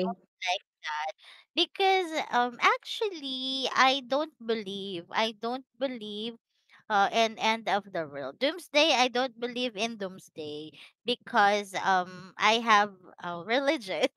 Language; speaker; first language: English; non-native, learner; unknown